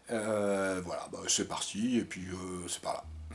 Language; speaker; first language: French; native; French